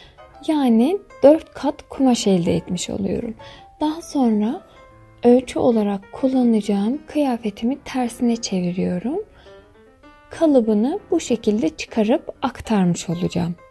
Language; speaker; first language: Turkish; native; Turkish